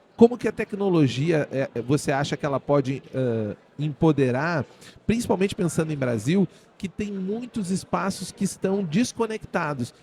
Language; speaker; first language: Portuguese; native; Portuguese